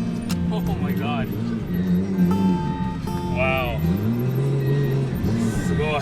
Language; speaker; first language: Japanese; non-native, fluent; English